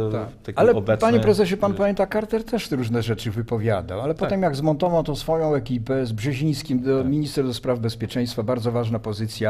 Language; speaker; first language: Polish; native; Polish